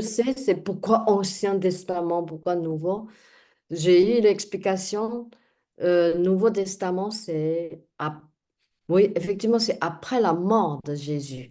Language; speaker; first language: French; non-native, fluent; Chinese